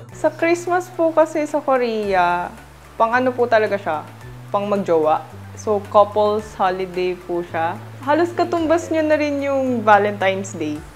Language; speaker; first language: Filipino; early bilingual, other home language; Korean